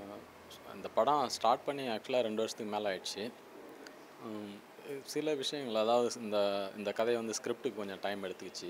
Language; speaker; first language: Tamil; native; Tamil